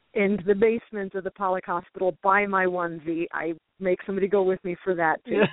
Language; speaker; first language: English; native; English